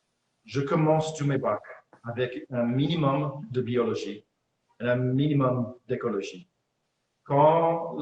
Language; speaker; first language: French; non-native, fluent; English